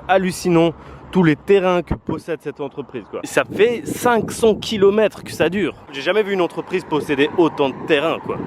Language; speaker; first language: French; native; French